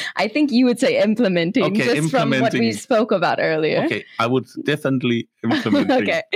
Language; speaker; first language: English; non-native, fluent; Danish